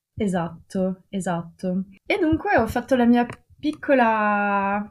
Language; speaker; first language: Italian; non-native, fluent; Russian